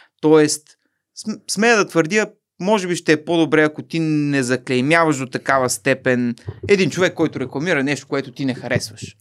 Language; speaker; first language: Bulgarian; native; Bulgarian